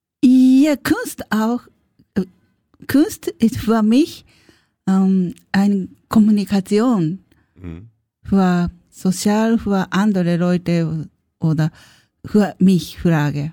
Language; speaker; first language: German; non-native, learner; Japanese